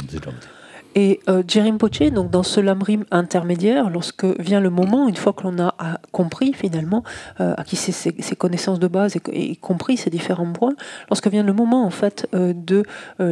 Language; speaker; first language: French; native; French